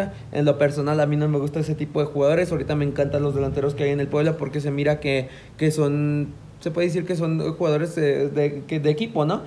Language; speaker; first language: Spanish; native; Spanish